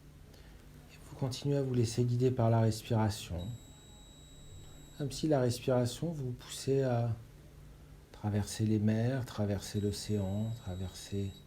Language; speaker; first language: French; native; French